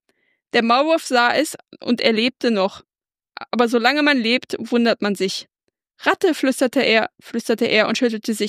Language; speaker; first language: German; native; German